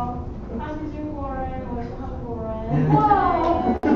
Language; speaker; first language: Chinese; non-native, learner; Korean